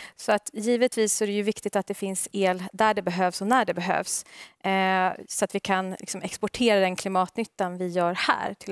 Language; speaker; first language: Swedish; native; Swedish